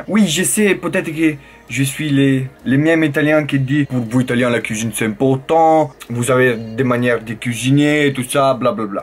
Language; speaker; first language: French; non-native, learner; Italian